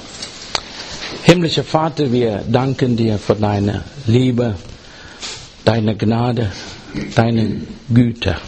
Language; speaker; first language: German; non-native, learner; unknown